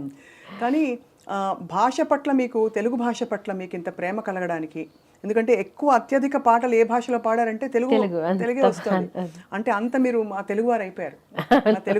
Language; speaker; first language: Telugu; native; Telugu